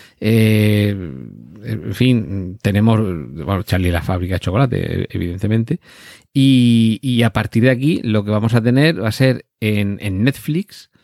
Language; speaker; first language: Spanish; native; Spanish